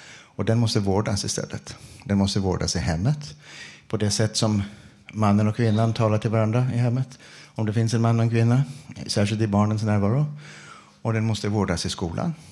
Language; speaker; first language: Swedish; non-native, fluent; English